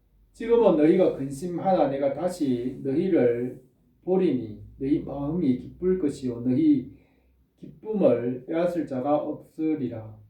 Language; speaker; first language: Korean; native; Korean